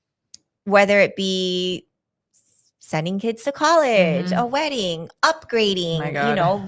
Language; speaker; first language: English; native; English